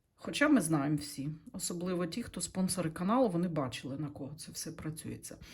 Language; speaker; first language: Ukrainian; non-native, local second language; Russian